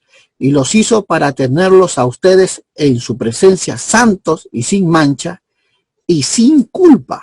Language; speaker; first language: Spanish; native; Spanish